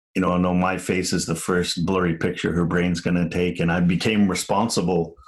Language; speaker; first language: English; native; English